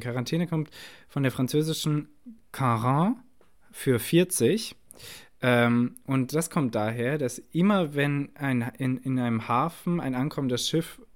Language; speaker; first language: German; native; German